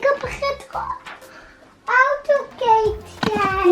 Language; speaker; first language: Dutch; early bilingual, other home language; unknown